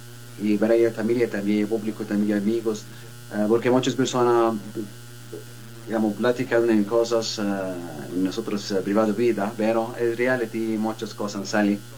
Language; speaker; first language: Spanish; non-native, learner; Arabic